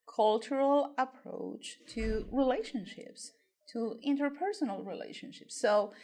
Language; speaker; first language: English; non-native, fluent; Spanish